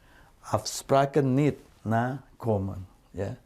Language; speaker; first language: Dutch; non-native, fluent; Indonesian